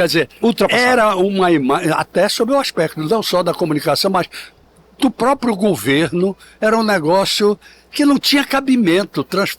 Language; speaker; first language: Portuguese; native; Portuguese